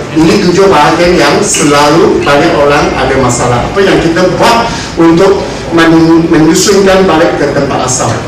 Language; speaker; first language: Malay; non-native, local second language; Chinese